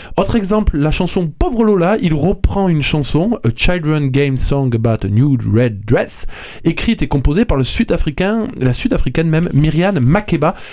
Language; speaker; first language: French; native; French